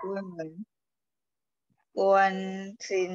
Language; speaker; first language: Chinese; non-native, learner; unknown